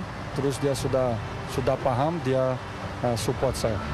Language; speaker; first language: Indonesian; non-native, fluent; Portuguese